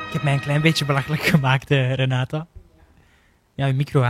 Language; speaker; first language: Dutch; native; Dutch